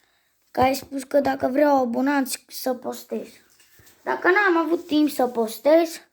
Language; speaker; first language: Romanian; native; Romanian